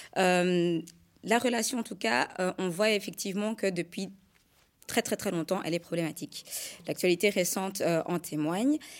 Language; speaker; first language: French; native; French